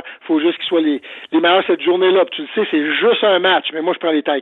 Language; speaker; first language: French; native; French